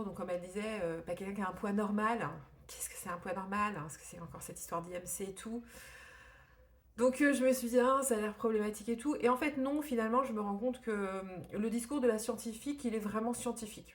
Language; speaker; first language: French; native; French